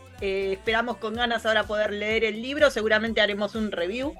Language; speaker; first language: Spanish; native; Spanish